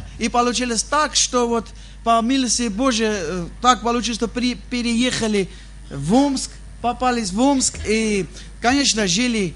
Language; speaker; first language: Russian; non-native, fluent; Armenian